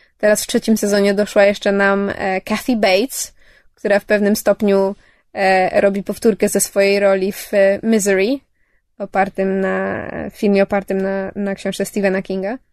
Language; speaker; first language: Polish; early bilingual, heritage; English